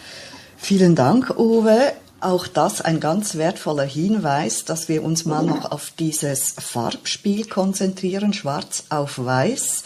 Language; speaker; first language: German; native; German